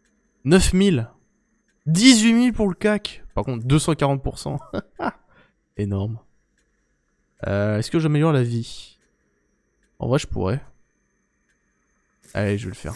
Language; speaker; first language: French; native; French